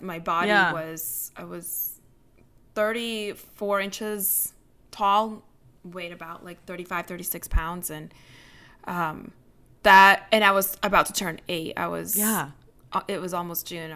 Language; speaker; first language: English; early bilingual, other home language; Ukrainian